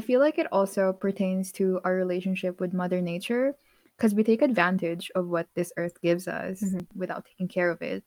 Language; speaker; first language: English; non-native, local second language; Filipino